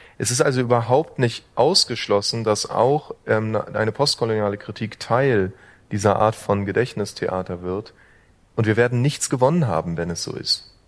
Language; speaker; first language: German; native; German